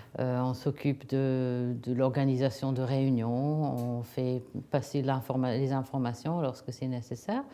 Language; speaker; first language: French; non-native, fluent; English